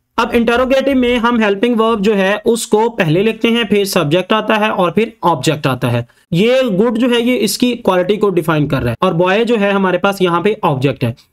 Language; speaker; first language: Urdu; native; Urdu